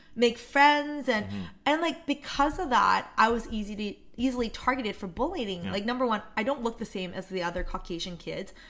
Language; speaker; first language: English; non-native, fluent; Korean